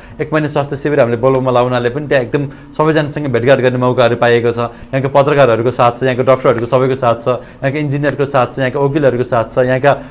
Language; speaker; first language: Nepali; native; Nepali